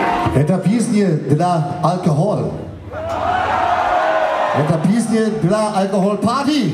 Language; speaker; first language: Russian; non-native, learner; German